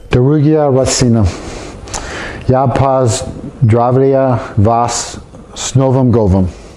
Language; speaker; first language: Russian; non-native, learner; English